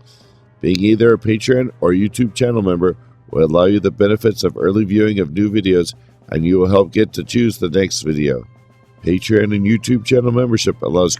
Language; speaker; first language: English; native; English